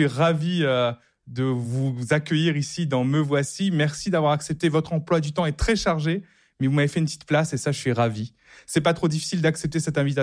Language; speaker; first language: French; native; French